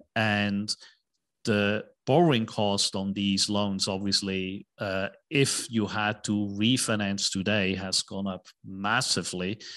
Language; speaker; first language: English; non-native, fluent; German